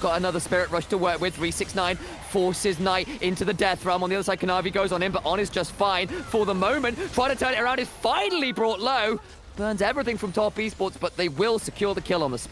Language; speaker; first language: English; native; English